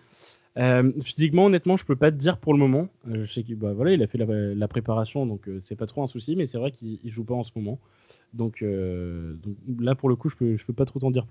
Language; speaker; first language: French; native; French